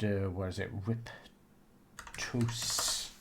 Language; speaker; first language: English; native; English